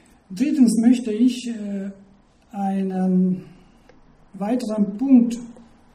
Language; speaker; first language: German; non-native, fluent; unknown